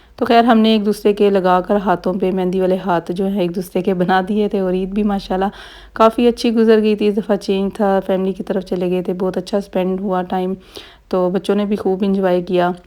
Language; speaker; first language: Urdu; native; Urdu